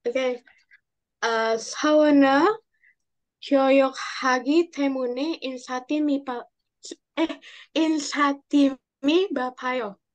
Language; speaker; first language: Korean; non-native, learner; Indonesian